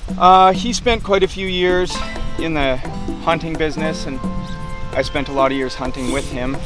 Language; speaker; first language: English; native; English